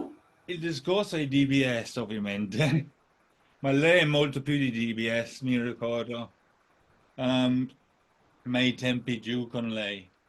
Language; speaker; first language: Italian; non-native, fluent; English